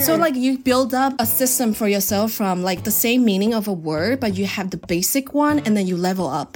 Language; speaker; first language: English; non-native, fluent; Chinese